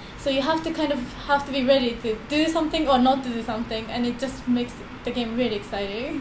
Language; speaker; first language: English; non-native, fluent; Japanese